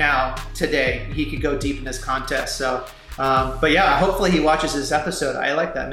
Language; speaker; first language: English; native; English